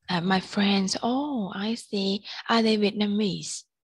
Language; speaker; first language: English; non-native, fluent; Vietnamese